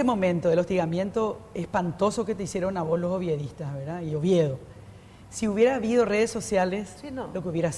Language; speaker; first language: Spanish; native; Spanish